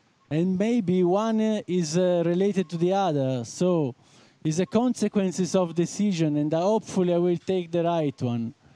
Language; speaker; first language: English; non-native, fluent; Italian